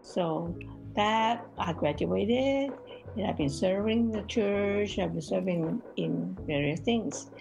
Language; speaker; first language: English; non-native, local second language; Cantonese